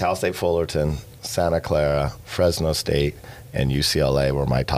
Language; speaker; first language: English; native; English